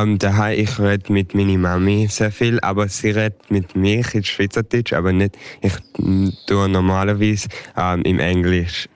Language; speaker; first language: German; early bilingual, heritage; English